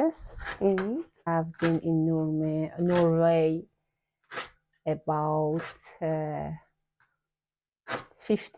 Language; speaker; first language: English; non-native, learner; Persian